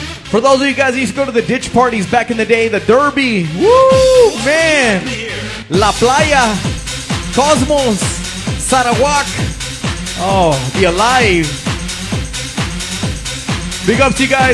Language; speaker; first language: English; early bilingual, other home language; Spanish